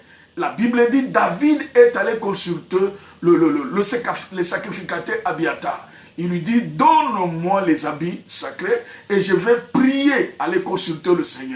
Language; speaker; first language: French; non-native, local second language; Lingala